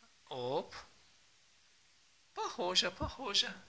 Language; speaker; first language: Russian; non-native, learner; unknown